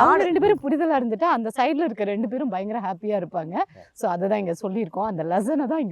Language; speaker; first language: Tamil; native; Tamil